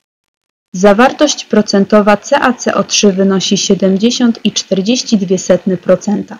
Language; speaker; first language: Polish; native; Polish